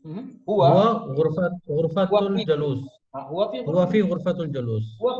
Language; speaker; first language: Arabic; non-native, learner; Urdu